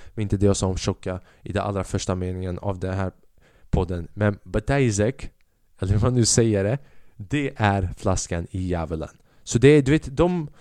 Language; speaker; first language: Swedish; early bilingual, other home language; Albanian